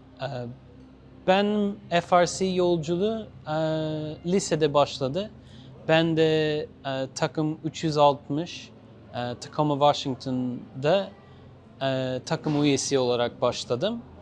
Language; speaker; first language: Turkish; non-native, fluent; English